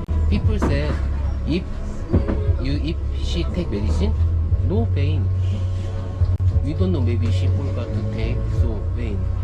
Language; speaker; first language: English; non-native, learner; Korean